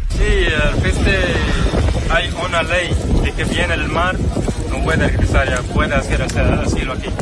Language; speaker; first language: Spanish; non-native, learner; Arabic